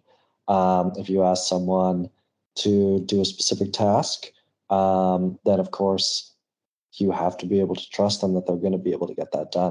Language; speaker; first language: English; native; English